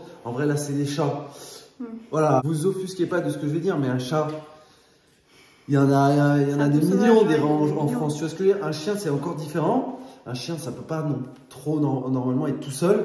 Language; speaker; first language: French; native; French